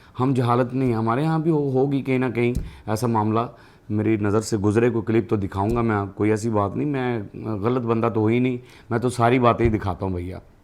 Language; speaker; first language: Urdu; non-native, local second language; Punjabi